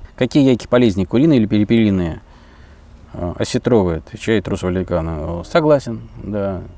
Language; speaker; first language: Russian; native; Russian